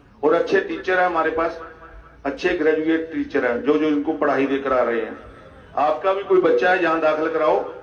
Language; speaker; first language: Urdu; non-native, local second language; Punjabi